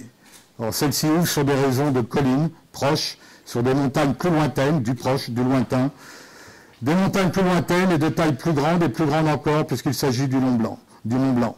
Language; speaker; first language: French; native; French